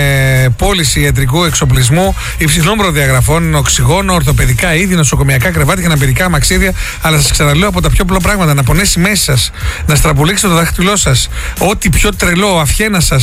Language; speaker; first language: Greek; native; Greek